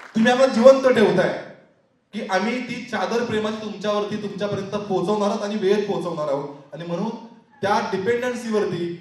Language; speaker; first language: Marathi; native; Marathi